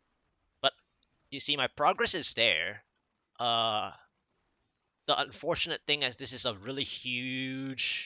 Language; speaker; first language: English; native; English